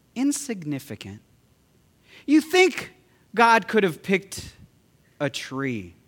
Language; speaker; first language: English; early bilingual, other home language; Filipino